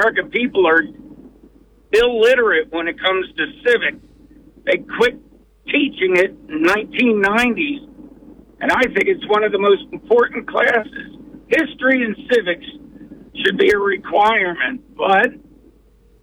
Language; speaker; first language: English; native; English